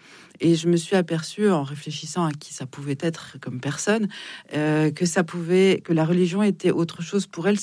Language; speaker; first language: French; native; French